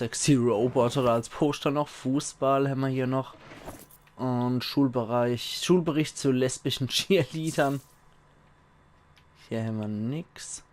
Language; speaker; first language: German; native; German